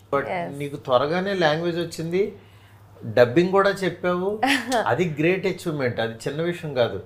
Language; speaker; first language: Telugu; native; Telugu